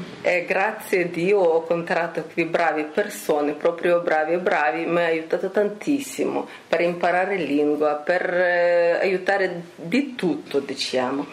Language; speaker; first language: Italian; non-native, learner; Russian